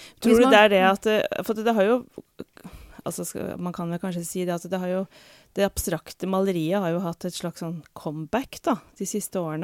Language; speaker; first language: Norwegian; native; Norwegian